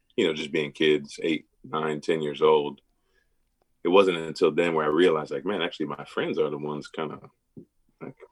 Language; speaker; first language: English; native; English